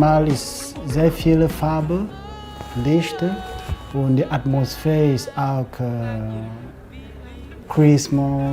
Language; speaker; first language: German; non-native, learner; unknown